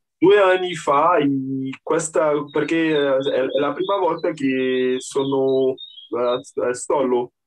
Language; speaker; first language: Italian; non-native, learner; Portuguese